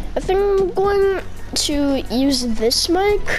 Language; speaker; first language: English; native; English